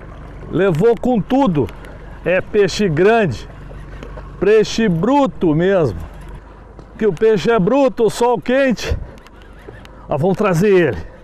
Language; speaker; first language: Portuguese; native; Portuguese